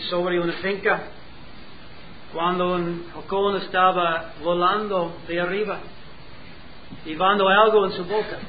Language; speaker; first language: Spanish; non-native, learner; English